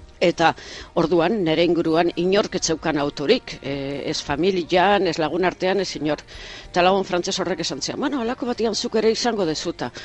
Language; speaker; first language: Basque; native; Basque